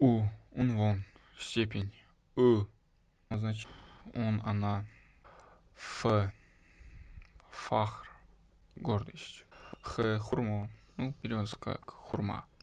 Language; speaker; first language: Russian; non-native, local second language; Tajik